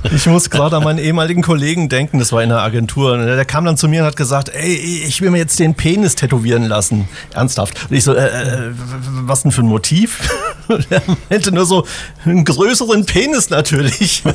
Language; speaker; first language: German; native; German